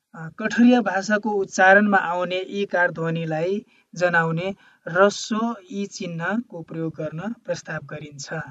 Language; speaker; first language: Nepali; non-native, local second language; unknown